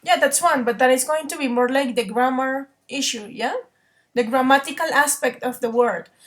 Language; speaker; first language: English; non-native, fluent; Spanish